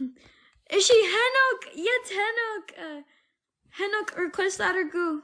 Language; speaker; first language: Amharic; non-native, learner; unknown